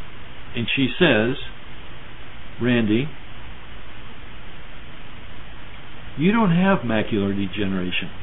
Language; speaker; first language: English; native; English